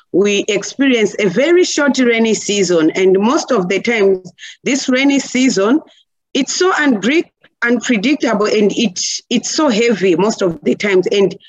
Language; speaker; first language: English; non-native, local second language; Nyanja